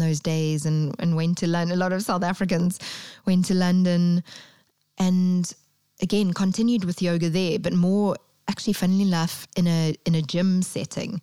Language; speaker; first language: English; native; English